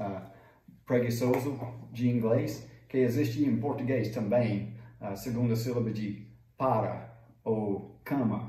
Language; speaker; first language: Portuguese; non-native, fluent; English